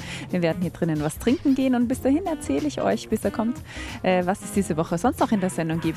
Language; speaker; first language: German; native; German